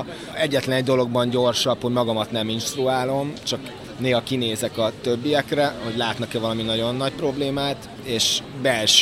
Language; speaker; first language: Hungarian; native; Hungarian